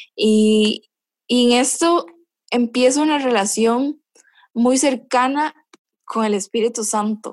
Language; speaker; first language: Spanish; native; Spanish